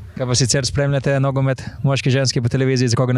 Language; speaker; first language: Slovenian; native; Slovenian